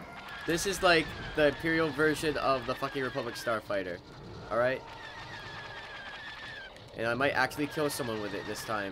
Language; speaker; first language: English; native; English